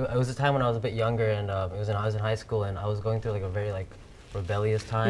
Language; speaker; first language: English; early bilingual, other home language; Bangla